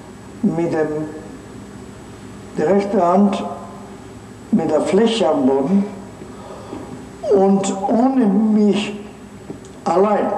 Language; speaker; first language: German; non-native, fluent; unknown